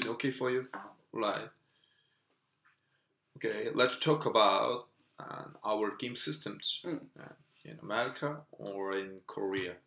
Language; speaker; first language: English; non-native, fluent; Korean